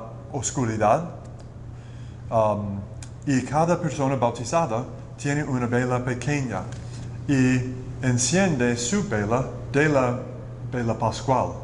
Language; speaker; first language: Spanish; non-native, learner; English